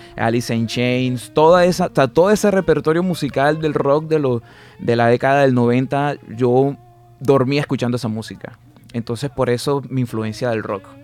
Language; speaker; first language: Spanish; native; Spanish